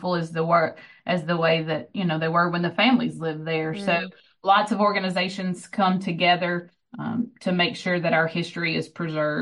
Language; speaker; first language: English; native; English